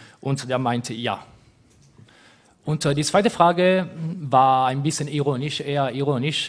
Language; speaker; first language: German; non-native, fluent; Italian